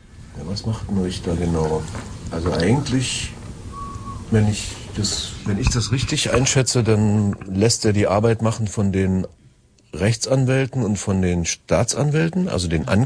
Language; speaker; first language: German; native; German